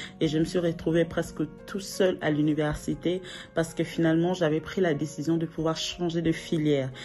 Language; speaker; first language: French; non-native, local second language; Lingala